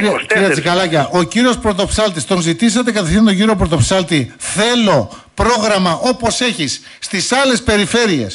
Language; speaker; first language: Greek; native; Greek